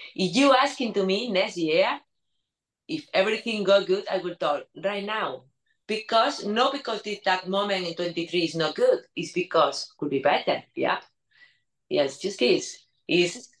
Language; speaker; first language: English; non-native, learner; Spanish